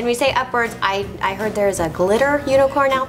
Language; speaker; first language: English; native; English